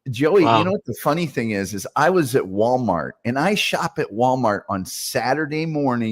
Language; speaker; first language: English; native; English